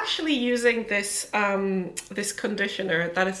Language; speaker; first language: English; non-native, fluent; Polish